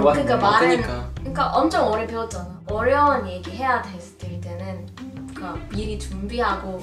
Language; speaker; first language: Korean; non-native, fluent; Arabic